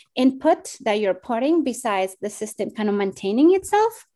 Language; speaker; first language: English; non-native, fluent; Spanish